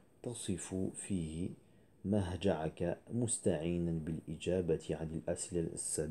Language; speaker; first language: Arabic; non-native, fluent; French